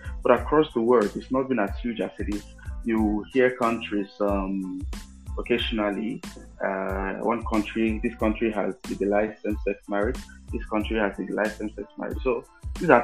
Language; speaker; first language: English; non-native, local second language; Igbo